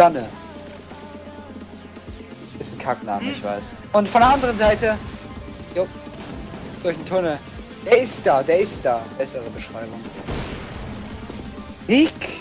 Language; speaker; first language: German; native; German